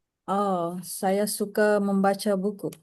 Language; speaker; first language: Indonesian; non-native, learner; Malay